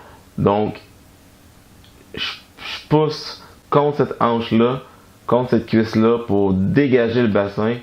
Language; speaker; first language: French; native; French